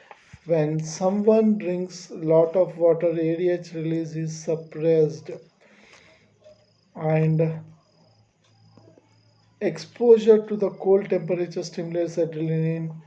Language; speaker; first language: English; non-native, local second language; Telugu